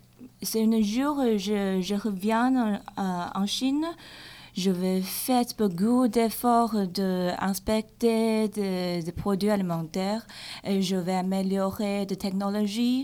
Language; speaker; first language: French; non-native, learner; Chinese